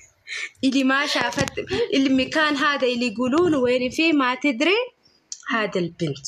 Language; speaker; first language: Arabic; non-native, learner; Oromo